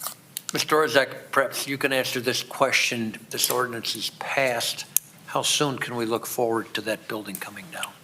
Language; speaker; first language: English; native; English